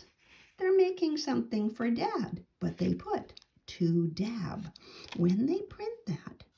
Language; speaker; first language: English; native; English